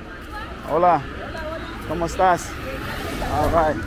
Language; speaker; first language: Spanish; non-native, learner; English